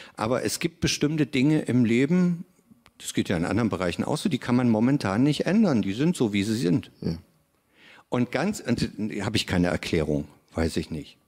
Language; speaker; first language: German; native; German